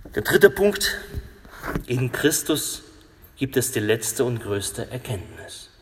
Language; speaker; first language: German; non-native, fluent; Russian